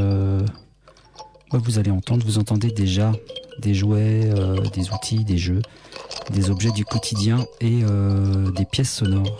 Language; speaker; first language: French; native; French